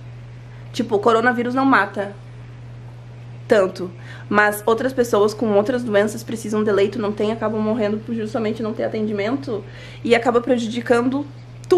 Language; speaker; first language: Portuguese; native; Portuguese